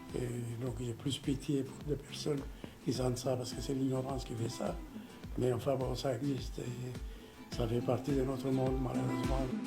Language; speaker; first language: French; non-native, fluent; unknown